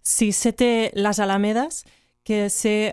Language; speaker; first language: French; non-native, learner; Catalan